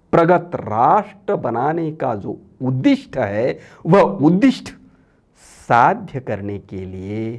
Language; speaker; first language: Hindi; non-native, local second language; Marathi